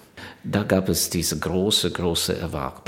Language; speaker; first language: German; non-native, fluent; Ukrainian